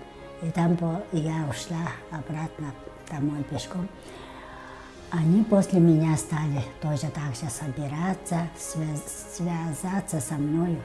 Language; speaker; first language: Russian; non-native, local second language; Tuvinian